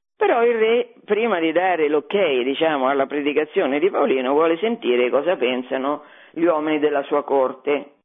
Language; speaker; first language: Italian; native; Italian